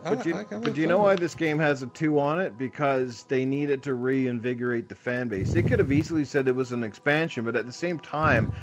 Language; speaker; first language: English; native; English